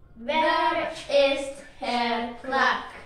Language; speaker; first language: German; non-native, learner; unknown